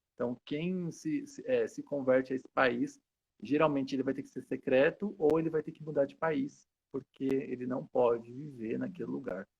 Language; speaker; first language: Portuguese; native; Portuguese